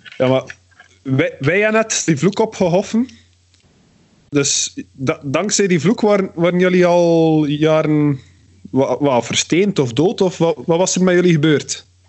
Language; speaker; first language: Dutch; native; Dutch